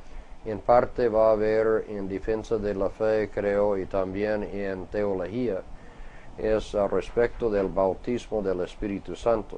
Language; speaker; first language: Spanish; non-native, fluent; English